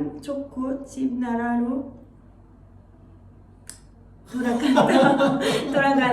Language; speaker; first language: Korean; non-native, learner; French